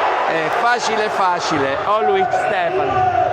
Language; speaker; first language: Italian; native; Italian